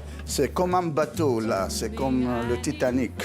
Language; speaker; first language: French; non-native, local second language; Arabic